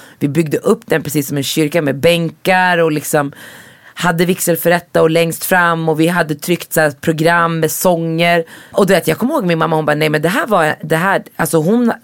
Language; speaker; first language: Swedish; early bilingual, other home language; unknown